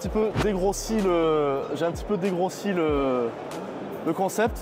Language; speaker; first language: French; native; French